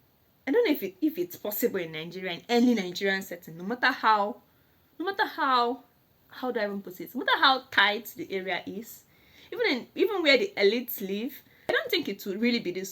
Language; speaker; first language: English; non-native, local second language; Igbo